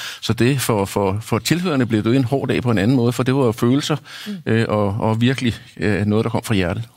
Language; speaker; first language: Danish; native; Danish